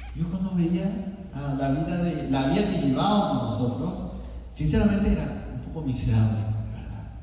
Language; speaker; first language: Spanish; early bilingual, other home language; Korean